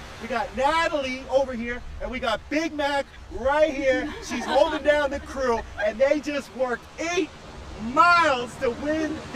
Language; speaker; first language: English; native; English